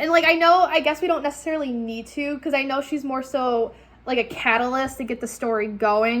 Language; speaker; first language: English; native; English